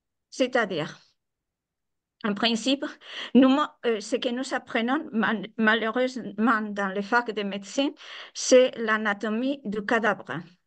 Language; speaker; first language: French; non-native, fluent; Spanish